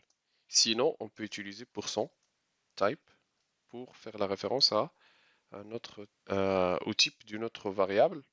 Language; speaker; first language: French; non-native, local second language; Arabic